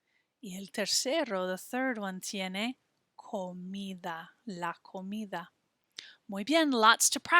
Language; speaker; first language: Spanish; non-native, fluent; English